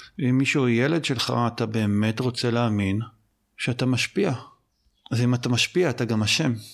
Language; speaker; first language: Hebrew; native; Hebrew